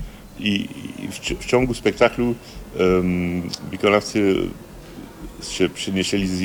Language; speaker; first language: Polish; early bilingual, heritage; Polish